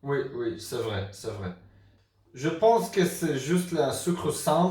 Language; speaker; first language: French; non-native, learner; Hebrew